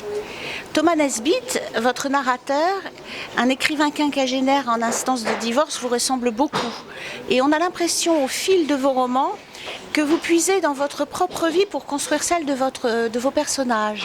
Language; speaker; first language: French; native; French